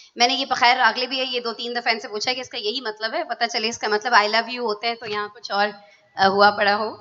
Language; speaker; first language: Urdu; non-native, local second language; Punjabi